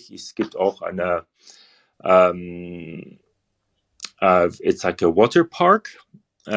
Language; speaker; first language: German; non-native, learner; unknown